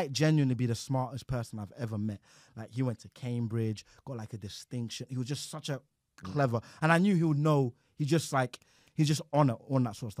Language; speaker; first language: English; non-native, local second language; Yoruba